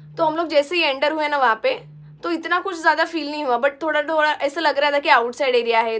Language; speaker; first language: Hindi; non-native, local second language; Marathi